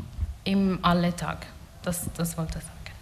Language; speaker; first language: German; non-native, learner; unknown